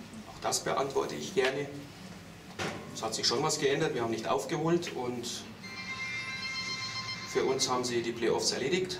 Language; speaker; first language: German; native; German